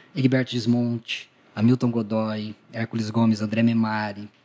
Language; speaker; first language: Portuguese; native; Portuguese